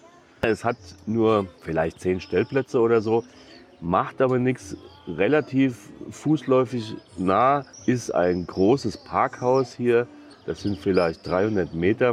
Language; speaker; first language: German; native; German